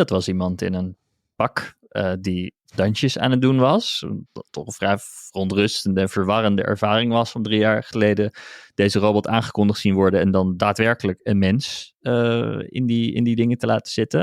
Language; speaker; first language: Dutch; native; Dutch